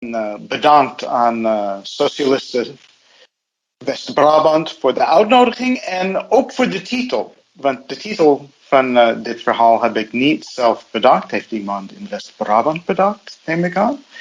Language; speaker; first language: Dutch; non-native, fluent; English